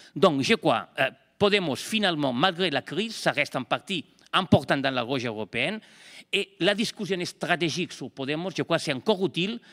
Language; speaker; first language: French; non-native, fluent; Spanish